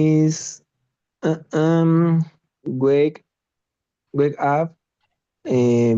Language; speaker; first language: English; non-native, learner; Spanish